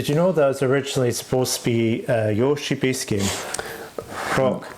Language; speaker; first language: English; native; English